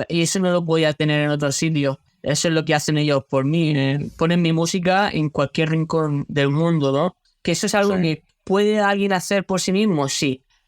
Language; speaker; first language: Spanish; native; Spanish